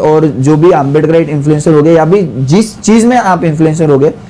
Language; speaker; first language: Hindi; non-native, local second language; Marathi